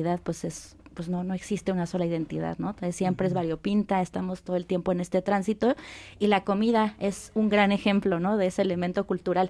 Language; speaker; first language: Spanish; native; Spanish